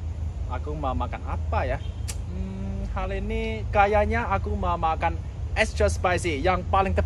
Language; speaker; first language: Indonesian; non-native, fluent; Chinese